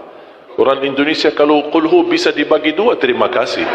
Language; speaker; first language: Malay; non-native, fluent; Arabic